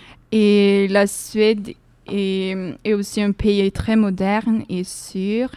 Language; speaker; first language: French; non-native, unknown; Swedish